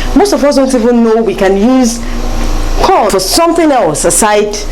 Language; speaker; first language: English; non-native, local second language; Yoruba